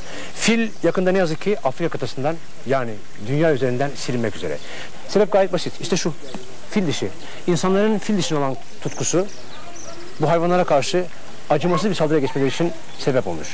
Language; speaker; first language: Turkish; native; Turkish